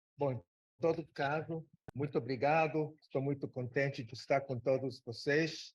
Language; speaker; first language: Portuguese; non-native, fluent; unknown